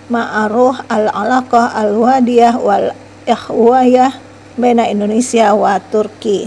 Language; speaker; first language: Arabic; non-native, fluent; Indonesian